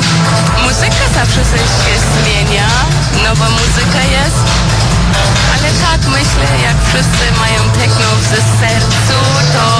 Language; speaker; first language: Polish; early bilingual, heritage; Polish